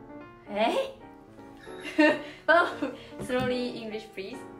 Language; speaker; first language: English; non-native, learner; Japanese